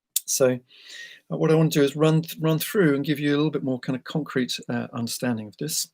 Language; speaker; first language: English; native; English